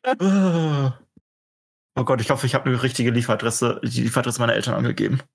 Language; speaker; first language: German; native; German